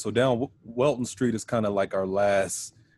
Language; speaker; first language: English; native; English